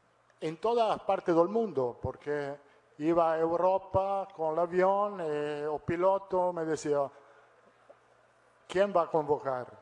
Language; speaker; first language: Portuguese; non-native, fluent; Italian